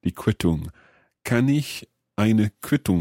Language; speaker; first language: German; non-native, learner; English